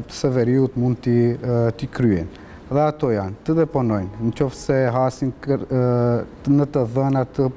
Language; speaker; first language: Albanian; native; Albanian